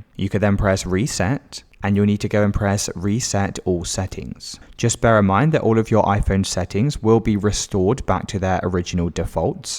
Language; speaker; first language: English; native; English